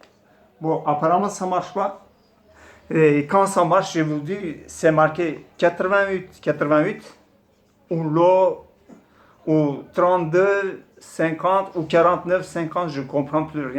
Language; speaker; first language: French; non-native, fluent; Turkish